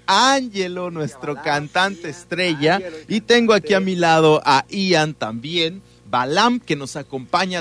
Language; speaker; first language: Spanish; native; Spanish